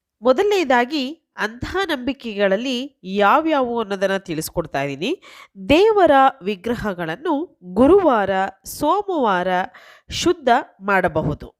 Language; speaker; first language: Kannada; native; Kannada